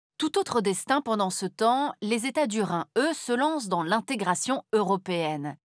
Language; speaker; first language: French; native; French